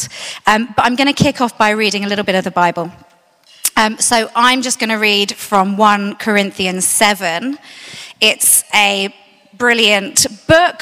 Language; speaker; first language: English; native; English